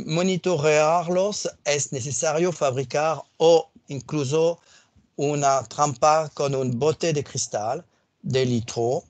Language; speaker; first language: Spanish; non-native, learner; French